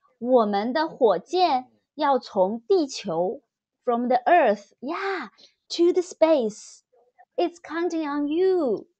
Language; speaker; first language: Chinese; native; Chinese